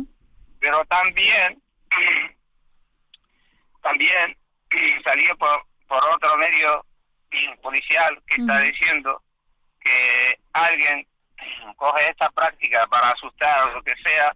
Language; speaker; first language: Spanish; non-native, fluent; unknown